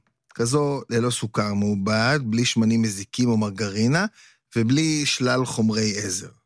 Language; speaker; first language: Hebrew; native; Hebrew